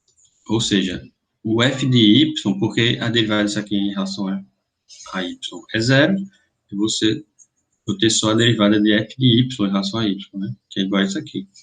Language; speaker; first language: Portuguese; native; Portuguese